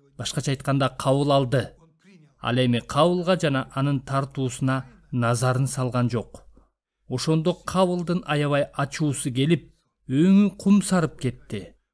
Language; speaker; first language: Kyrgyz; non-native, local second language; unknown